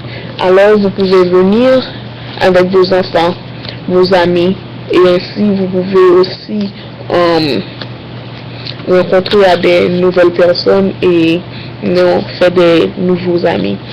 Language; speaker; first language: French; non-native, learner; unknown